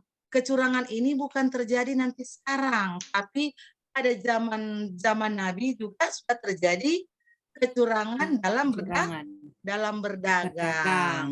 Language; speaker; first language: Indonesian; native; Indonesian